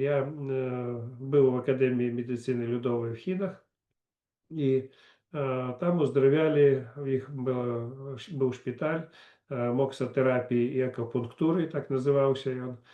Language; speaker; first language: Polish; non-native, learner; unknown